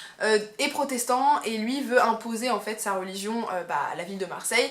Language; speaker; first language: French; native; French